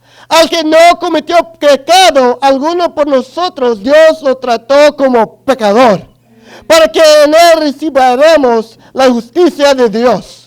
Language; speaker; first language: Spanish; early bilingual, other home language; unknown